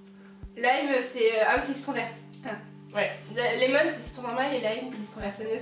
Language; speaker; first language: French; native; French